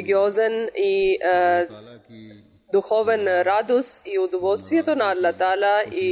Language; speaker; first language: Bulgarian; non-native, local second language; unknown